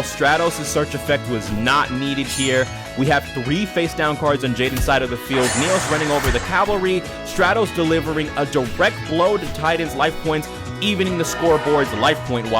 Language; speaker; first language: English; native; English